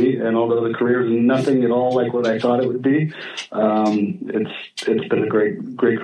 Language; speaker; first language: English; native; English